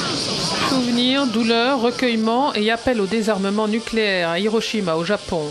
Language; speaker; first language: French; native; French